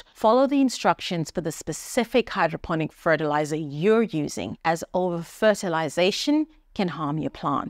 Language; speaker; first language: English; native; English